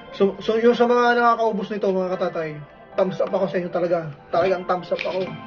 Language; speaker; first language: Filipino; non-native, local second language; Bikol